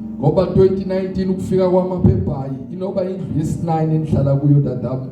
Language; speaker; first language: Zulu; native; Zulu